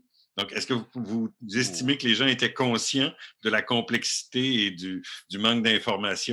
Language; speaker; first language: French; native; French